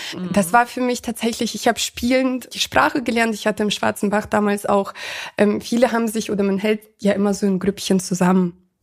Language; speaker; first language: German; early bilingual, other home language; Russian